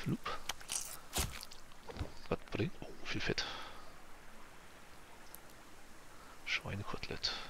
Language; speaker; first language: German; native; German